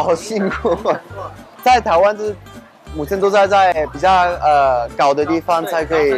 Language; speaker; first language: Chinese; non-native, fluent; French